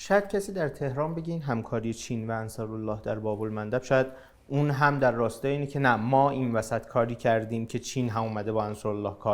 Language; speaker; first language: Persian; native; Persian